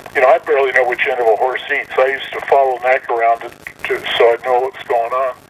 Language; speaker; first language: English; native; English